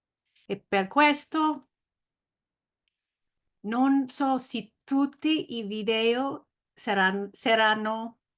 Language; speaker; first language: Italian; non-native, learner; English